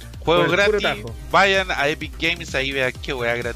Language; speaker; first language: Spanish; native; Spanish